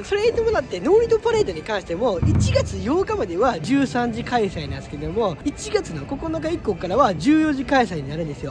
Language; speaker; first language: Japanese; native; Japanese